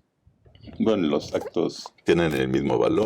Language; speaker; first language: Spanish; native; Spanish